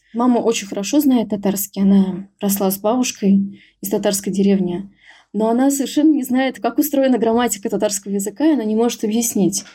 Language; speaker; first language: Russian; native; Russian